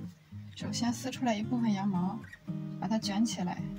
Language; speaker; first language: Chinese; native; Chinese